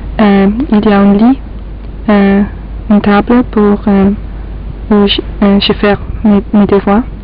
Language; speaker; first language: French; non-native, learner; Polish